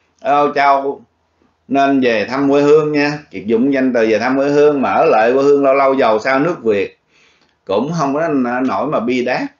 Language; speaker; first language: Vietnamese; early bilingual, heritage; Vietnamese